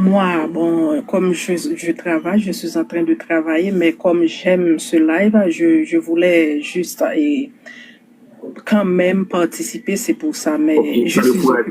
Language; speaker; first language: French; non-native, local second language; Haitian Creole